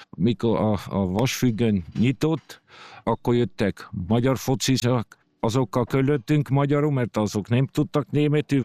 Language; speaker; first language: Hungarian; native; Hungarian